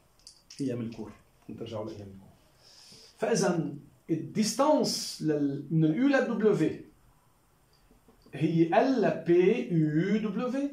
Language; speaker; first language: French; non-native, local second language; Arabic